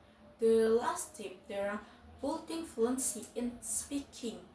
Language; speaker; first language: English; non-native, fluent; Indonesian